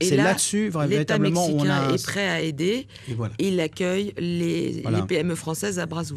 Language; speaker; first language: French; native; French